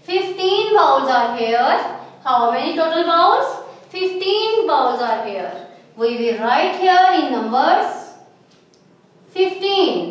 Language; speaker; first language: English; non-native, local second language; Urdu